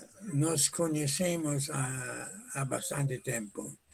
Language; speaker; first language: Portuguese; non-native, fluent; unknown